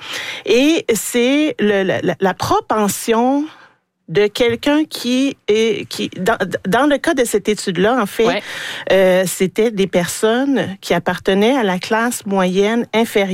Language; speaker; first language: French; native; French